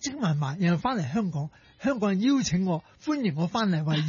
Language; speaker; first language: Cantonese; native; Cantonese